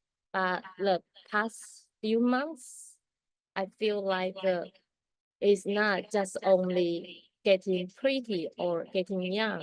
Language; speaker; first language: English; non-native, learner; Chinese